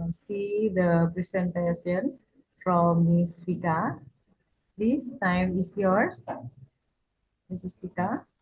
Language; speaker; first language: English; non-native, fluent; Indonesian